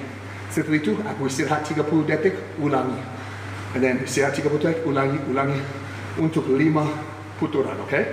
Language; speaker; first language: Indonesian; non-native, fluent; English